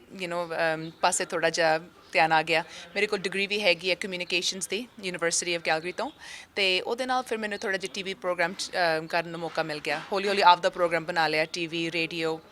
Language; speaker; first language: Punjabi; early bilingual, heritage; Punjabi